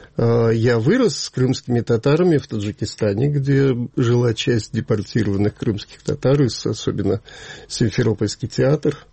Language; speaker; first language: Russian; native; Russian